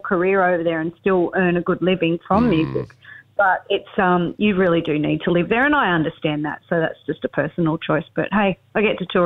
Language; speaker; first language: English; native; English